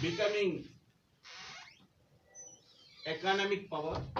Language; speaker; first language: English; non-native, local second language; Telugu